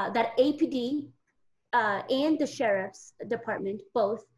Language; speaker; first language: English; native; English